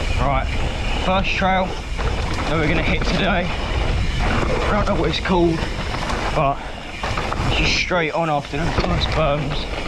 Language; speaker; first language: English; native; English